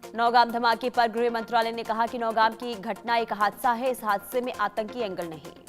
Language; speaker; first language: Hindi; native; Hindi